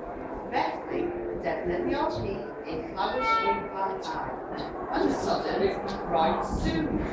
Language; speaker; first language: Welsh; non-native, learner; English